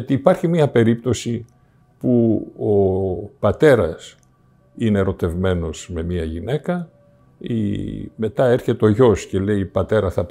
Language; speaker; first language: Greek; native; Greek